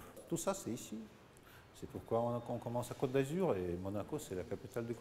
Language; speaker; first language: French; non-native, learner; Russian